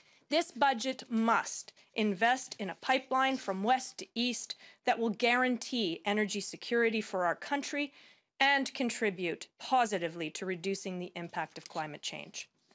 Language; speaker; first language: English; native; English